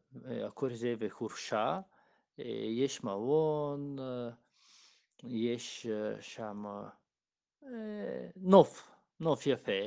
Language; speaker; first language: Hebrew; non-native, learner; Bulgarian